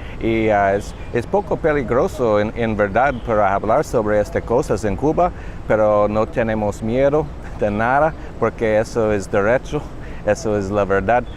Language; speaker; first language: Spanish; non-native, learner; English